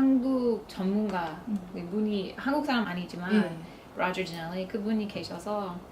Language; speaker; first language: Korean; non-native, fluent; English